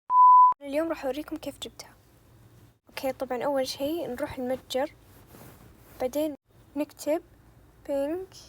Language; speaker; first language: Arabic; native; Arabic